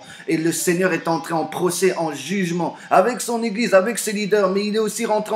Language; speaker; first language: French; native; French